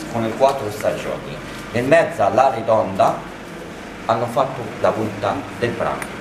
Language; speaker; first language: Italian; non-native, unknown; Arabic